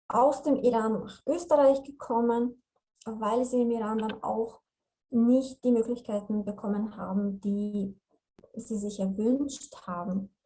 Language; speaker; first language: German; non-native, fluent; Slovenian